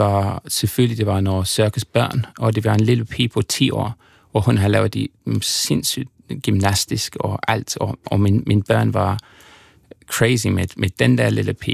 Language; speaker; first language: Danish; non-native, fluent; English